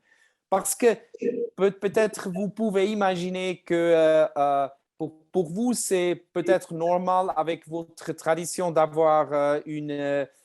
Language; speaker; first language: French; non-native, learner; German